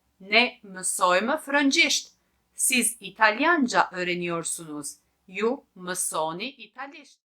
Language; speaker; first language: Turkish; non-native, fluent; Albanian